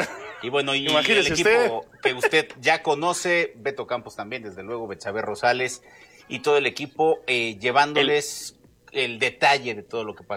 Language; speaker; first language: Spanish; native; Spanish